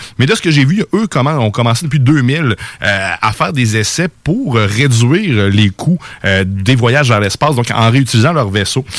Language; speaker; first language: French; native; French